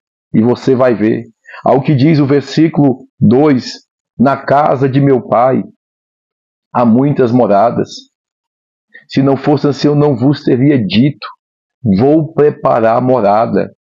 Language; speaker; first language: Portuguese; native; Portuguese